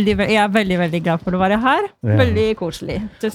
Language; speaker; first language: Norwegian; non-native, fluent; Polish